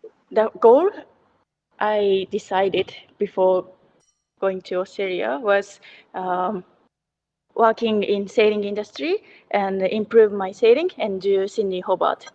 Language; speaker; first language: English; non-native, learner; Japanese